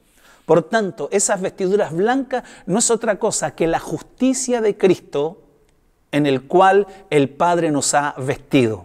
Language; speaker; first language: Spanish; native; Spanish